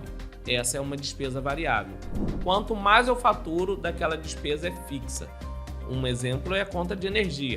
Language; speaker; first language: Portuguese; native; Portuguese